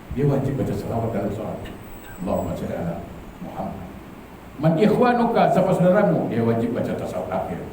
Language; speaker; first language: Malay; native; Malay